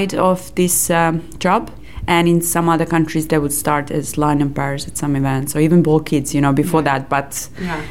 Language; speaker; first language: English; non-native, fluent; Serbian